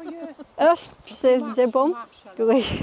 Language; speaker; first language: French; non-native, learner; English